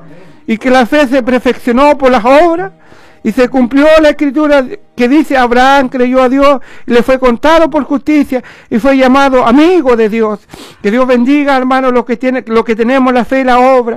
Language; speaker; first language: Spanish; native; Spanish